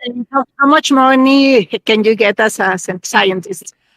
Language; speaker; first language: English; non-native, learner; Spanish